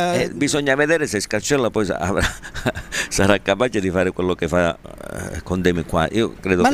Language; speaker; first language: Italian; native; Italian